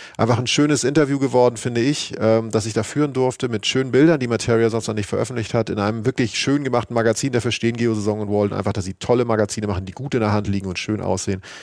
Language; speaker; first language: German; native; German